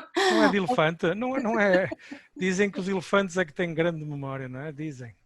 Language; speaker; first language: Portuguese; native; Portuguese